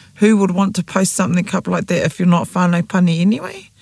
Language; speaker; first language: English; native; English